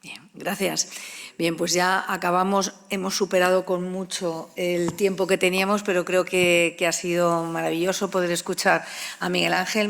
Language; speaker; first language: Spanish; native; Spanish